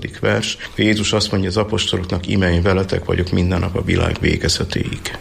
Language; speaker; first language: Hungarian; native; Hungarian